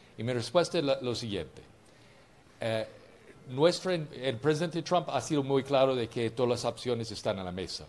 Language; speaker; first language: Spanish; non-native, fluent; English